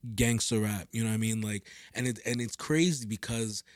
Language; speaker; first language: English; early bilingual, other home language; Spanish